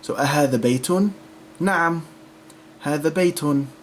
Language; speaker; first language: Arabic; non-native, fluent; English